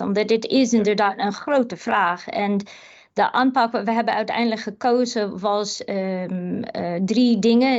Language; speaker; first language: Dutch; non-native, fluent; English